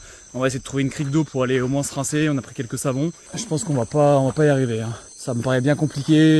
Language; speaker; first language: French; native; French